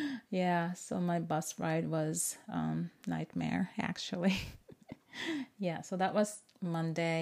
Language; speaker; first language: English; non-native, fluent; Japanese